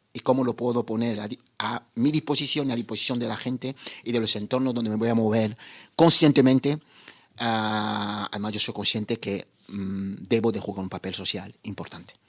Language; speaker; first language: Spanish; non-native, fluent; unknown